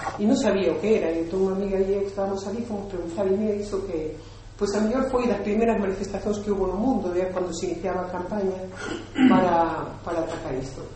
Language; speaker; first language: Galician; non-native, local second language; Spanish